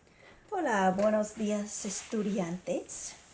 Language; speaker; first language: Spanish; non-native, fluent; English